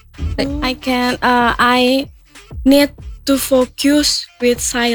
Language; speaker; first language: English; non-native, learner; Indonesian